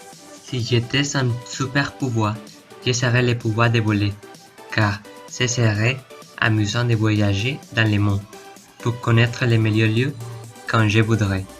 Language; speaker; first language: French; non-native, learner; Spanish